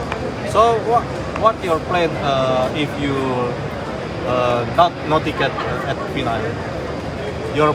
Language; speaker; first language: English; non-native, learner; Indonesian